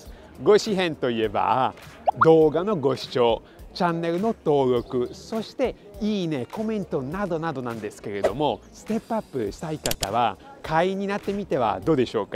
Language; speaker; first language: Japanese; non-native, fluent; Italian